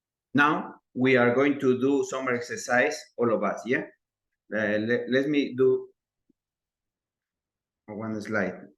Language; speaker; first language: English; non-native, learner; Spanish